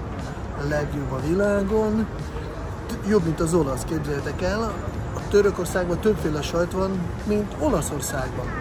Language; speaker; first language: Hungarian; non-native, fluent; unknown